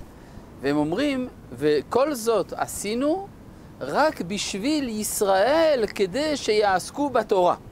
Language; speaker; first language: Hebrew; non-native, fluent; French